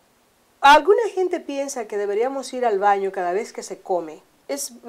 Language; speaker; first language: Spanish; native; Spanish